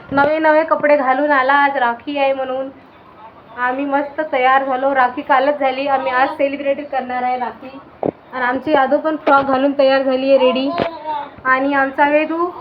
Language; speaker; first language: Marathi; native; Marathi